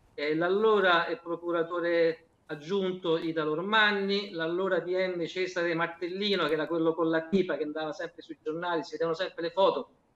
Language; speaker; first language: Italian; native; Italian